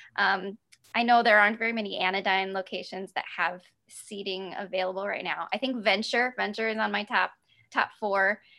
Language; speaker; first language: English; native; English